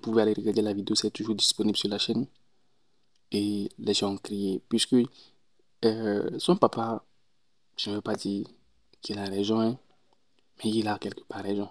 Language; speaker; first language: French; non-native, local second language; Ewe